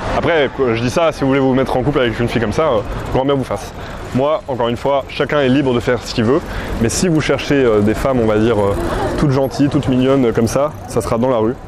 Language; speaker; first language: French; early bilingual, other home language; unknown